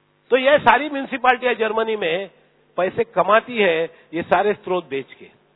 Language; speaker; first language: Hindi; non-native, local second language; Marathi